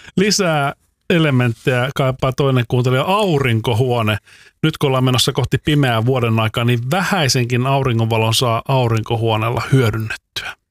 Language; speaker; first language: Finnish; native; Finnish